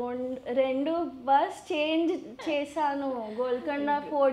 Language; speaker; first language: Telugu; non-native, learner; Gujarati